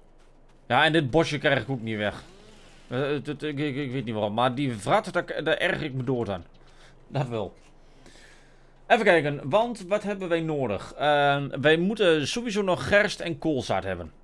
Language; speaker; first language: Dutch; native; Dutch